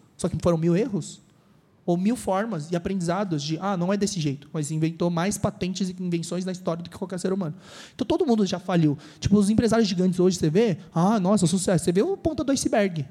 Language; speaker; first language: Portuguese; native; Portuguese